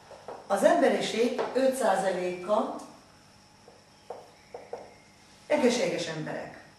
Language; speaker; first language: Hungarian; non-native, fluent; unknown